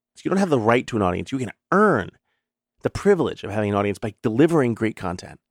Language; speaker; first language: English; native; English